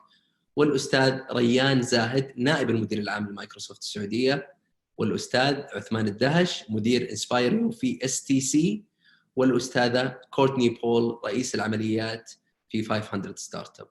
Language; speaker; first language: Arabic; native; Arabic